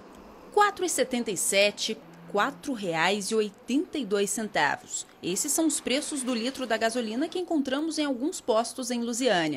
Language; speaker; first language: Portuguese; native; Portuguese